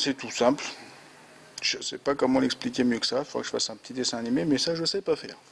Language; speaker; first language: French; native; French